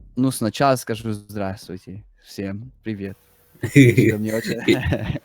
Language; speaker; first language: Russian; early bilingual, heritage; English